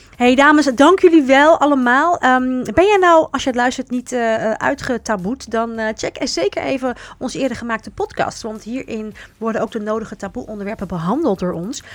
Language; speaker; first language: Dutch; native; Dutch